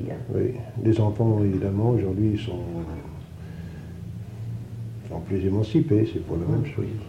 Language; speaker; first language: French; native; French